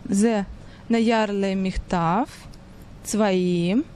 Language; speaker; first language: Hebrew; non-native, learner; Russian